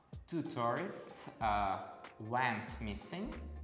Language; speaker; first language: English; non-native, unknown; Russian